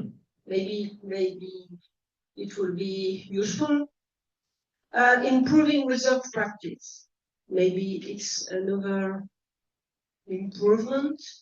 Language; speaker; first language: English; non-native, fluent; French